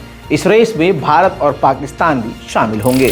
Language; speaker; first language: Hindi; native; Hindi